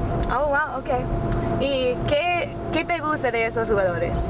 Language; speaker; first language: Spanish; non-native, learner; English